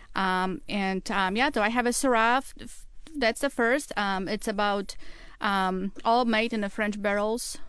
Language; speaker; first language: English; non-native, fluent; Polish